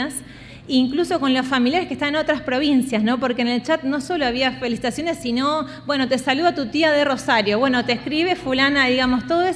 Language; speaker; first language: Spanish; native; Spanish